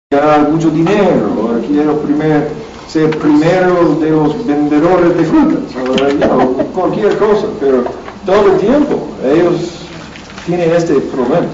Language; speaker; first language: Spanish; non-native, learner; English